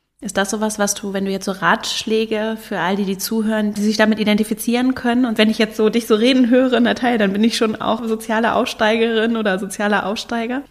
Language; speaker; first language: German; native; German